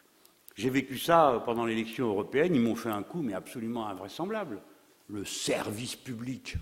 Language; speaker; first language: French; native; French